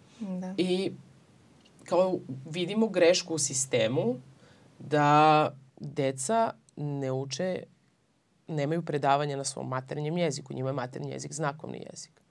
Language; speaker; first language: Serbian; native; Serbian